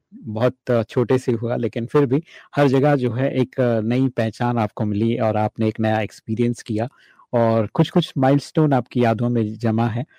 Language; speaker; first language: Hindi; native; Hindi